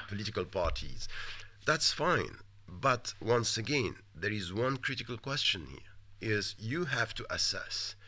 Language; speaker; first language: English; non-native, fluent; French